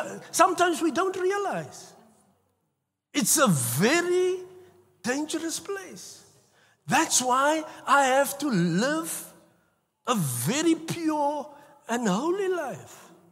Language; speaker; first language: English; non-native, local second language; Afrikaans